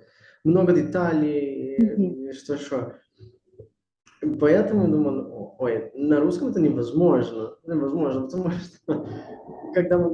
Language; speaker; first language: Russian; non-native, learner; Portuguese